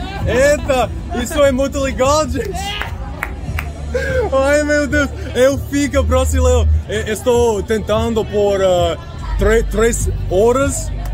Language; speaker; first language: Portuguese; non-native, learner; English